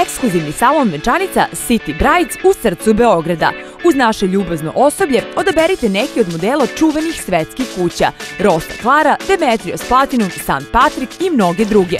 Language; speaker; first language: Croatian; native; Croatian